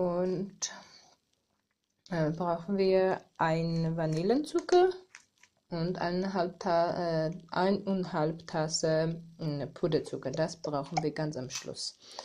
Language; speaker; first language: German; non-native, learner; Armenian